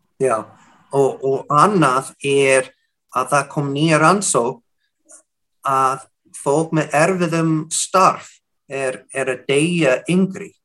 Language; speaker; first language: Icelandic; non-native, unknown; English